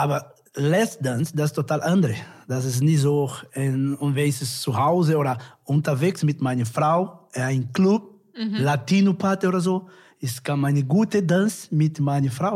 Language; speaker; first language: German; non-native, learner; Portuguese